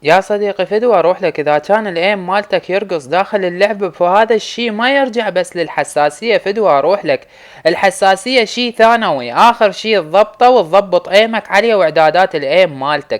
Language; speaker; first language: Arabic; native; Arabic